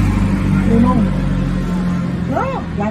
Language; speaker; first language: Spanish; native; Spanish